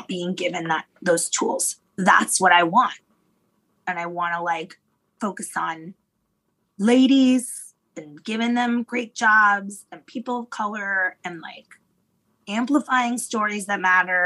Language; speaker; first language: English; native; English